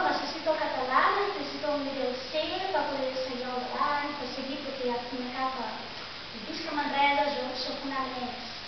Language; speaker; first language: Catalan; non-native, fluent; Portuguese